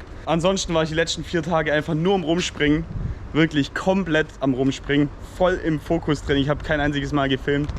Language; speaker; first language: German; native; German